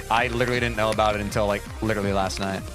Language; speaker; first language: English; native; English